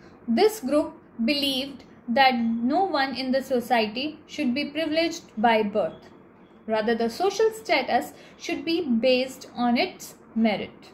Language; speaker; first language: English; non-native, local second language; Hindi